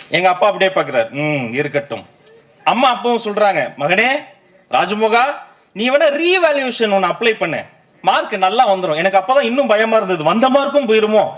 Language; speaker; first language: Tamil; native; Tamil